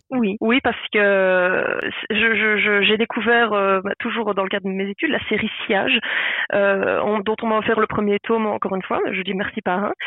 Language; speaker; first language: French; native; French